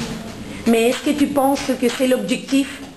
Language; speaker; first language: French; non-native, fluent; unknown